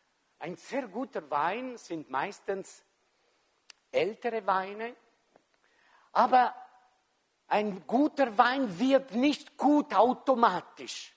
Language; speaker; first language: German; non-native, fluent; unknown